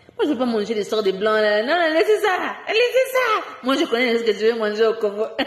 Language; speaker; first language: French; non-native, local second language; Lingala